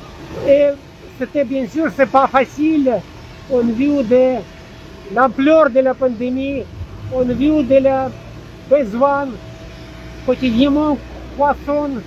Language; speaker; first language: French; non-native, fluent; Russian